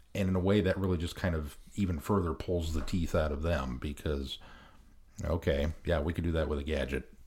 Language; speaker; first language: English; native; English